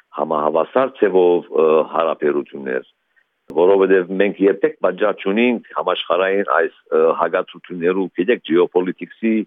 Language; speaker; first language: Armenian; early bilingual, heritage; Armenian